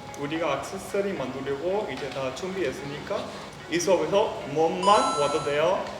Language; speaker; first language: Korean; non-native, learner; Spanish